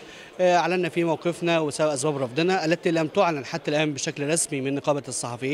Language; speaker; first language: Arabic; native; Arabic